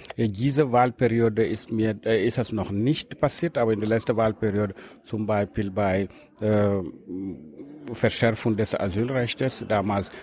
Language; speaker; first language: German; non-native, fluent; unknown